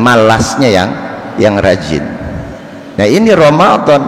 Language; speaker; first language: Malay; non-native, local second language; Banjar